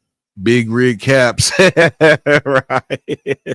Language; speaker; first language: English; native; English